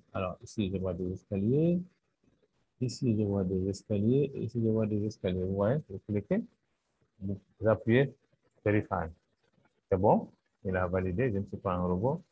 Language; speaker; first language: French; non-native, local second language; Wolof